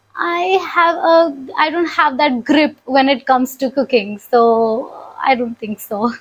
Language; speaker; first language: English; non-native, local second language; Punjabi